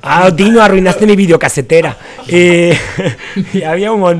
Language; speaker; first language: Spanish; native; Spanish